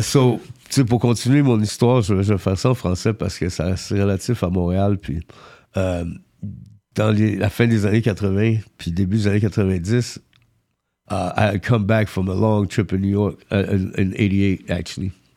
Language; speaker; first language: French; early bilingual, heritage; French